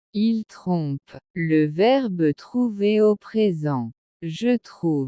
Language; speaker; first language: French; non-native, local second language; Arabic